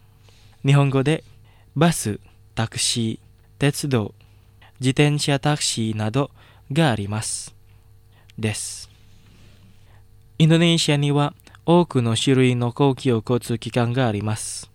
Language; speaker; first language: Japanese; non-native, fluent; Indonesian